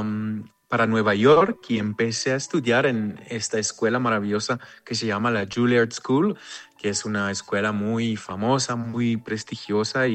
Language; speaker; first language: Spanish; non-native, fluent; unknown